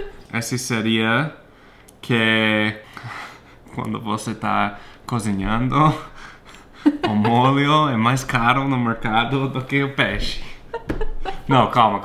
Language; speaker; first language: Portuguese; non-native, fluent; English